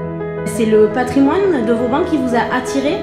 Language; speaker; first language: French; native; French